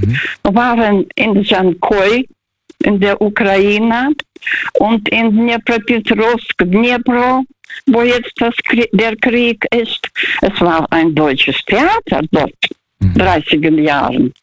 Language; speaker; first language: German; non-native, fluent; Russian